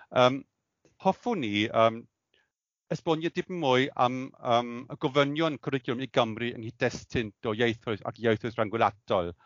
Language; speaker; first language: Welsh; non-native, fluent; German